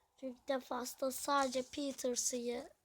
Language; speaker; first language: Turkish; native; Turkish